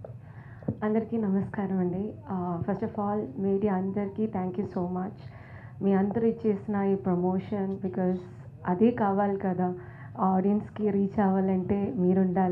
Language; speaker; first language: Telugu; non-native, learner; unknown